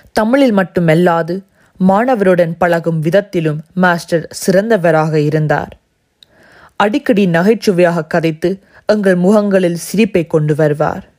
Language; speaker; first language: Tamil; early bilingual, heritage; Tamil